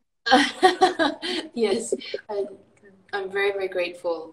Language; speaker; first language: English; early bilingual, other home language; Indonesian